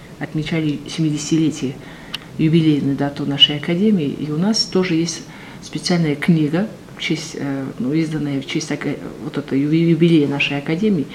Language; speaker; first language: Russian; non-native, local second language; Kazakh